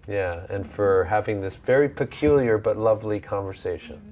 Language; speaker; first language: English; native; English